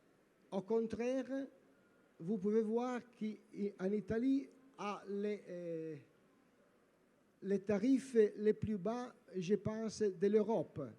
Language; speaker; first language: French; non-native, learner; Italian